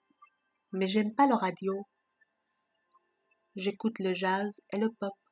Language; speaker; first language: French; non-native, fluent; Persian